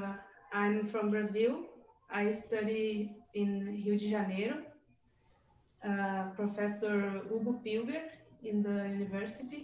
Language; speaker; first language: English; non-native, learner; Portuguese